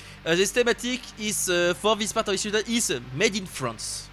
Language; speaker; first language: English; non-native, learner; French